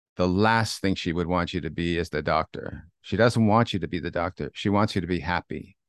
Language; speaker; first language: English; native; English